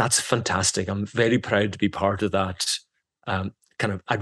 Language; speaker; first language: English; non-native, local second language; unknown